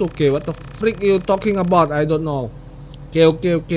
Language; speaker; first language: English; non-native, learner; Indonesian